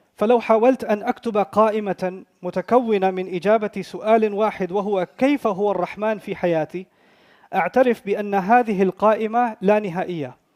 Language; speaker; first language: Arabic; non-native, fluent; Urdu